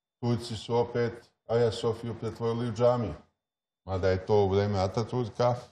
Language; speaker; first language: Serbian; native; Serbian